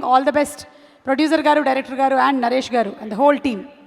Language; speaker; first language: Telugu; native; Telugu